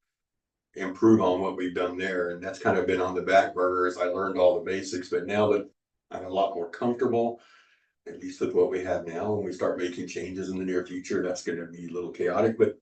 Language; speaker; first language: English; native; English